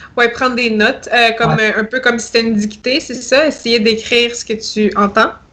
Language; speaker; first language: French; native; French